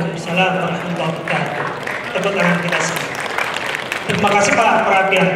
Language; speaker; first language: Indonesian; native; Indonesian